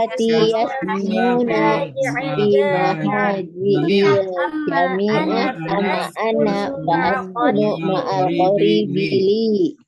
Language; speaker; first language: Arabic; non-native, learner; Indonesian